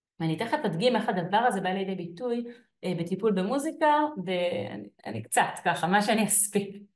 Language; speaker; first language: Hebrew; native; Hebrew